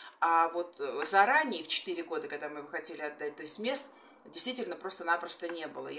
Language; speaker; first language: Russian; native; Russian